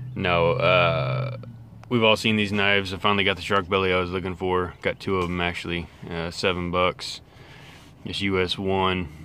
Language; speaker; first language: English; native; English